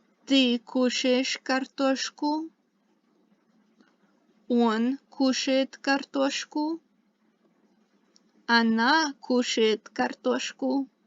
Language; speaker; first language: Russian; non-native, fluent; English